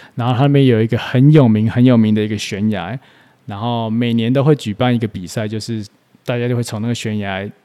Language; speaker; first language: Chinese; native; Chinese